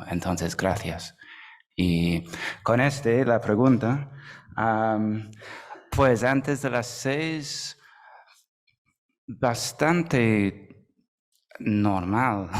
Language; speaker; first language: Spanish; non-native, fluent; English